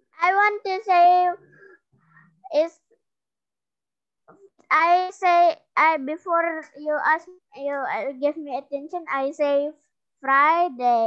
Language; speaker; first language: English; non-native, learner; Indonesian